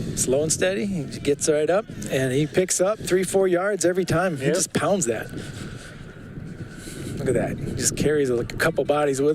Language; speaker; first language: English; native; English